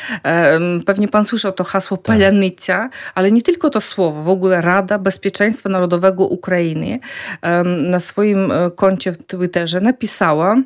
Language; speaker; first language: Polish; non-native, fluent; Ukrainian